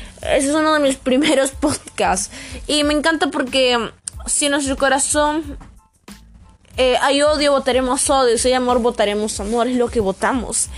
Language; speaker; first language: Spanish; native; Spanish